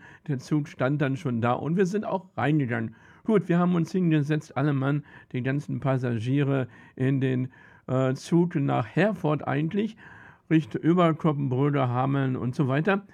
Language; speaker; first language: German; native; German